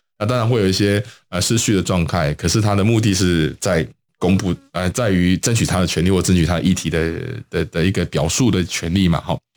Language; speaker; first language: Chinese; native; Chinese